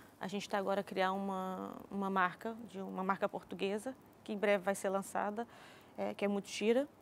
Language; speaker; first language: Portuguese; native; Portuguese